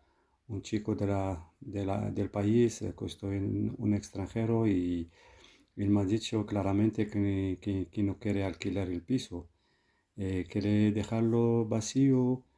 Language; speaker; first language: Spanish; non-native, learner; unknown